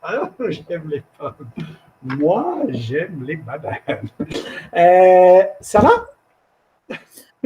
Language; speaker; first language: French; non-native, fluent; English